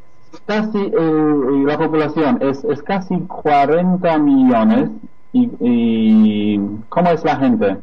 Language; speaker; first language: Spanish; non-native, fluent; Polish